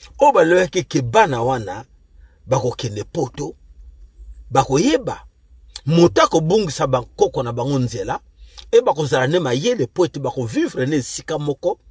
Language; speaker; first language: Lingala; non-native, local second language; Kongo